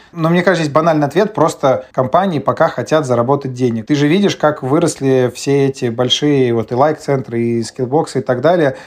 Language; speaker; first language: Russian; native; Russian